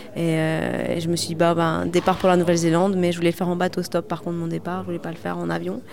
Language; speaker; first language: French; native; French